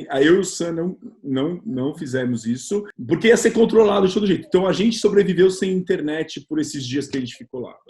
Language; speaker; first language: Portuguese; native; Portuguese